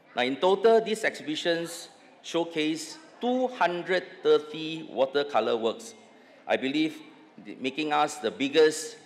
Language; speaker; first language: English; non-native, local second language; Chinese